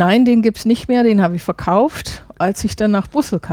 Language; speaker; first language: German; non-native, fluent; English